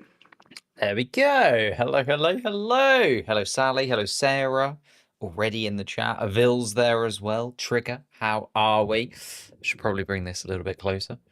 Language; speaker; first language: English; native; English